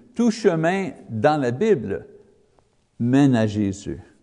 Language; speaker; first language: French; non-native, learner; English